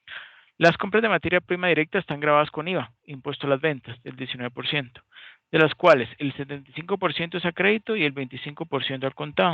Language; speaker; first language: Spanish; native; Spanish